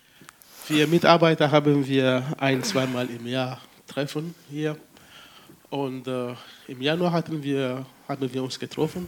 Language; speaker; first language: German; non-native, fluent; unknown